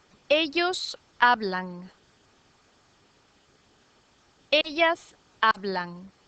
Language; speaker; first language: Spanish; non-native, fluent; English